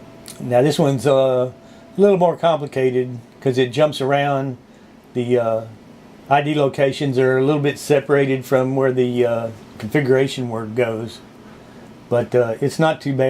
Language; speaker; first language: English; native; English